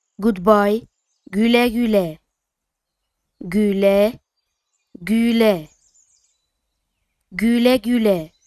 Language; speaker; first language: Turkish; non-native, fluent; Arabic